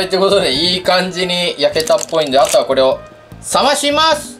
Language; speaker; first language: Japanese; native; Japanese